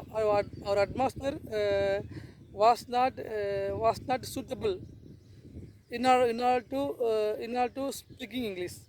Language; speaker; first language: English; non-native, learner; Tamil